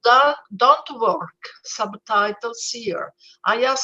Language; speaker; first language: English; non-native, fluent; Italian